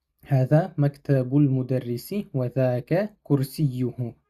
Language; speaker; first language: Arabic; non-native, fluent; Russian